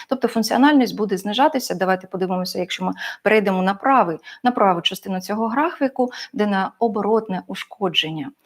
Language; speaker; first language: Ukrainian; non-native, local second language; Russian